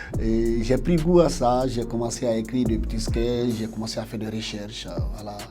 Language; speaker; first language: French; non-native, local second language; Fula